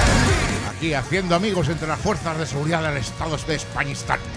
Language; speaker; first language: Spanish; native; Spanish